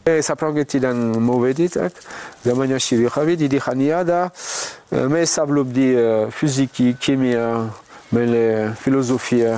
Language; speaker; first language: Georgian; non-native, learner; French